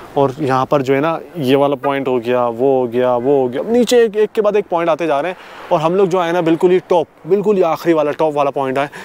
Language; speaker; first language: Urdu; native; Urdu